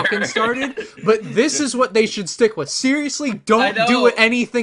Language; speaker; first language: English; native; English